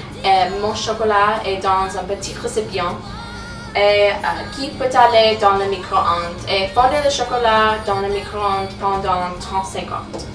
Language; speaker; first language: French; non-native, learner; English